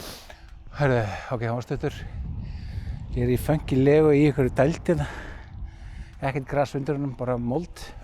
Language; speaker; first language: Icelandic; native; Icelandic